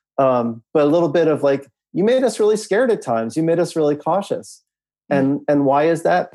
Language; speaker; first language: English; native; English